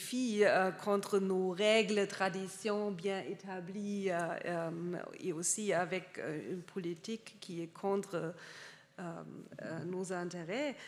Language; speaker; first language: French; non-native, fluent; German